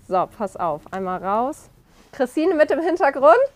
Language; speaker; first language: German; native; German